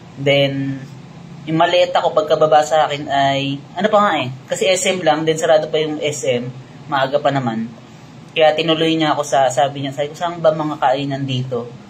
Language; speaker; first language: Filipino; native; Filipino